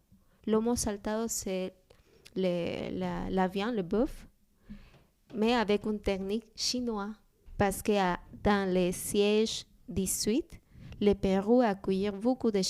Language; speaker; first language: French; non-native, learner; Spanish